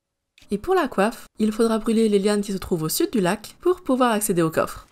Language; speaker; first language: French; native; French